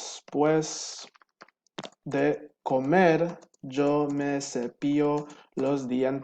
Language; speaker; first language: Spanish; non-native, fluent; English